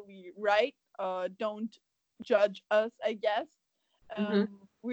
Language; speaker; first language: English; non-native, fluent; German